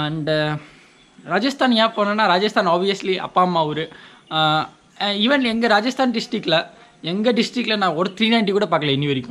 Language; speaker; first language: Tamil; non-native, local second language; Hindi